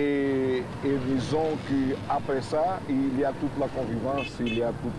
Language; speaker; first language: French; non-native, fluent; Portuguese